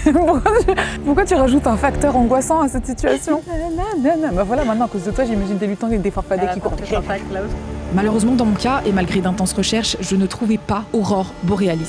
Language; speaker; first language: French; native; French